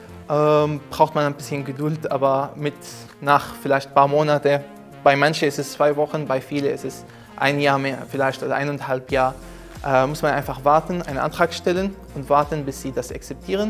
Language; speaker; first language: German; non-native, fluent; Arabic